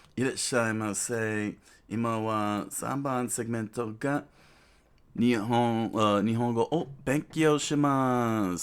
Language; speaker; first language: Japanese; non-native, learner; English